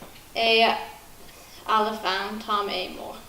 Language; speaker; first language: French; non-native, learner; English